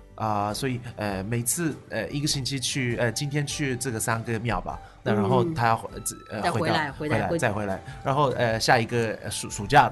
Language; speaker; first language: Chinese; non-native, fluent; Japanese